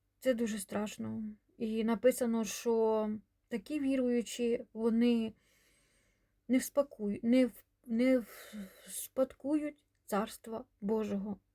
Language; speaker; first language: Ukrainian; non-native, local second language; Russian